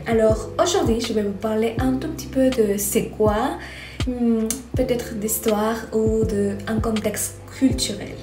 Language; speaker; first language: French; non-native, fluent; Spanish